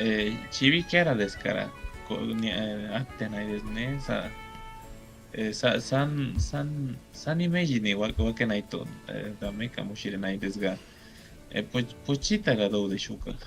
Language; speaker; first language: Japanese; non-native, fluent; Spanish